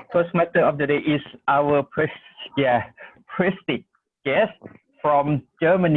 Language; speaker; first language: English; non-native, learner; Thai